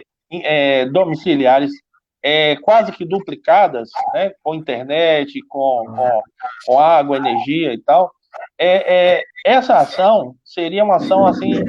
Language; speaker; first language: Portuguese; native; Portuguese